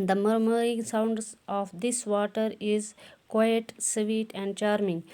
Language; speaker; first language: English; non-native, local second language; Kashmiri